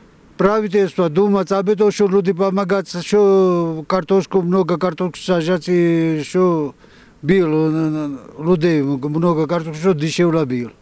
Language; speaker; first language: Russian; non-native, learner; Armenian